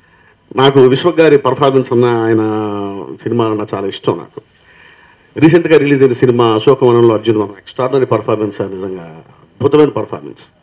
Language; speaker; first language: Telugu; native; Telugu